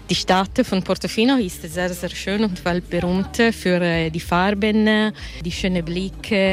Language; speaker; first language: German; non-native, learner; Italian